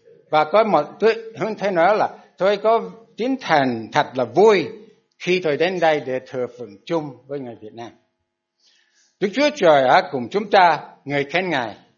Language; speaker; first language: Vietnamese; non-native, fluent; English